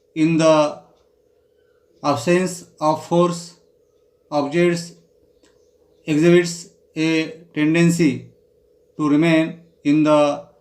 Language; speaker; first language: English; non-native, local second language; Marathi